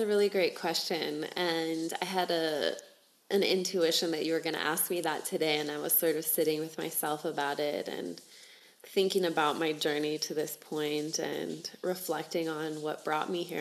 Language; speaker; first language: English; native; English